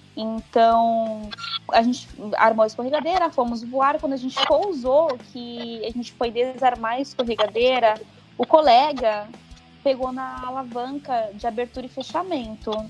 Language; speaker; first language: Portuguese; native; Portuguese